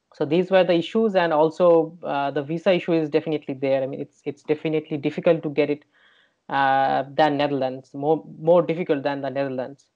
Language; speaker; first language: English; non-native, local second language; Bangla